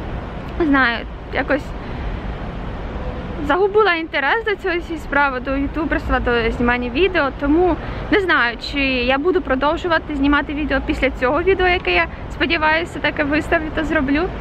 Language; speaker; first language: Ukrainian; native; Ukrainian